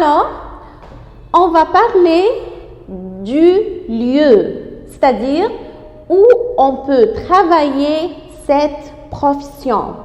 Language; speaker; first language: French; non-native, fluent; Arabic